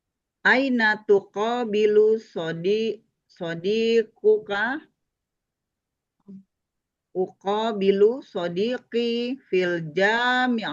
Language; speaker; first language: Arabic; non-native, learner; Indonesian